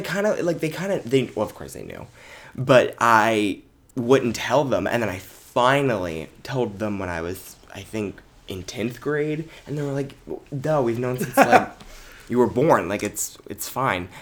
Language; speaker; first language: English; native; English